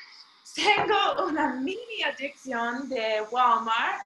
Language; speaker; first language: Spanish; non-native, learner; English